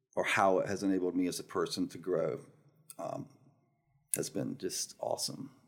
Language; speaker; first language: English; native; English